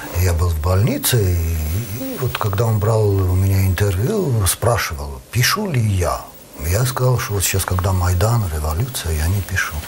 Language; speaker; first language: Russian; non-native, local second language; Armenian